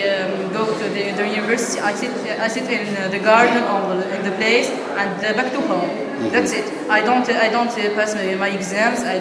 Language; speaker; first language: English; non-native, learner; Arabic